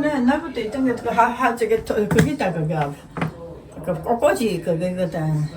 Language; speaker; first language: Korean; native; Korean